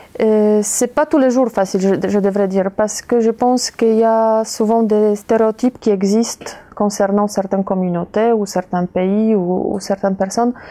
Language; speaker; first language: French; non-native, fluent; Polish